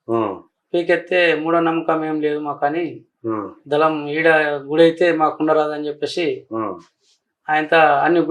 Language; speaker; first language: Telugu; native; Telugu